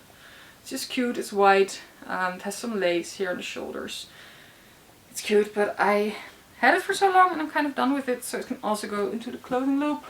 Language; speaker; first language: English; non-native, fluent; Dutch